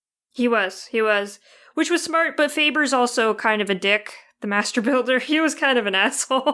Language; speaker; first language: English; native; English